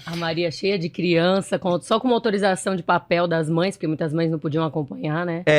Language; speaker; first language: Portuguese; native; Portuguese